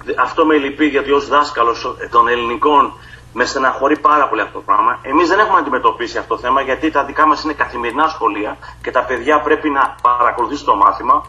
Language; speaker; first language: Greek; native; Greek